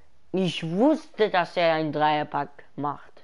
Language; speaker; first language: German; early bilingual, other home language; Persian